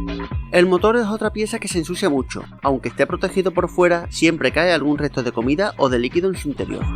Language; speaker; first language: Spanish; native; Spanish